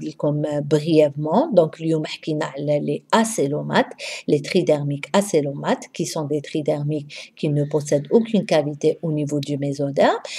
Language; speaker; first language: French; non-native, local second language; Arabic